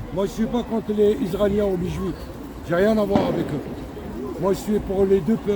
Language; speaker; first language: French; non-native, local second language; Arabic